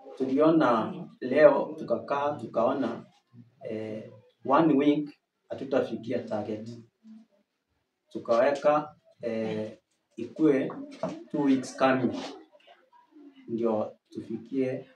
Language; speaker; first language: Swahili; non-native, local second language; Gusii